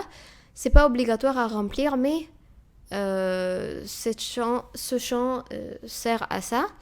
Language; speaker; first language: French; non-native, fluent; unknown